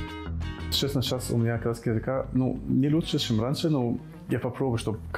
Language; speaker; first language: Russian; non-native, fluent; Arabic